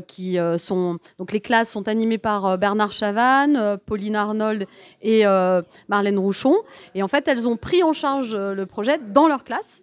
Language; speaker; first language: French; native; French